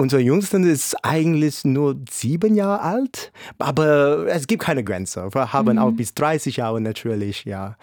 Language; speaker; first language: German; non-native, fluent; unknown